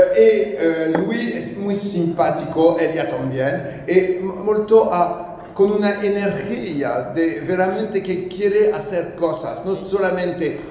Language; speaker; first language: Spanish; non-native, learner; French